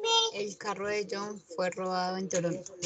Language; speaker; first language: Spanish; native; Spanish